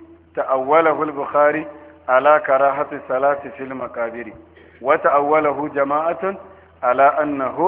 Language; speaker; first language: Arabic; non-native, fluent; Hausa